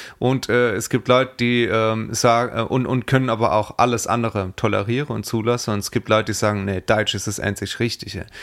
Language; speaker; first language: German; native; German